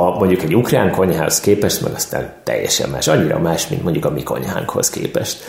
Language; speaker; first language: Hungarian; native; Hungarian